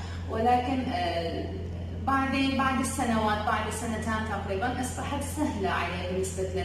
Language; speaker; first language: Arabic; non-native, learner; Turkish